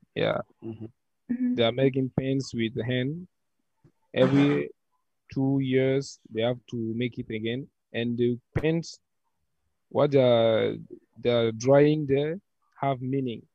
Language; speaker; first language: English; non-native, learner; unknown